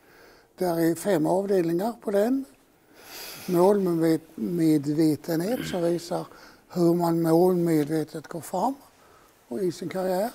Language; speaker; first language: Swedish; native; Swedish